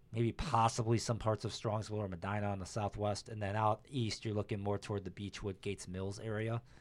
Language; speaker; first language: English; native; English